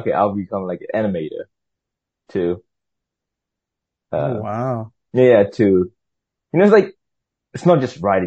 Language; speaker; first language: English; non-native, fluent; Burmese